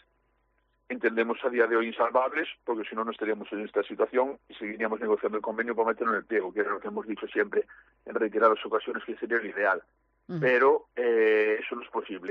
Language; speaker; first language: Spanish; native; Spanish